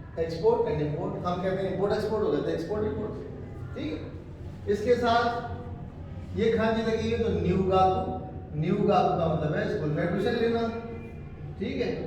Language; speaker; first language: Urdu; native; Urdu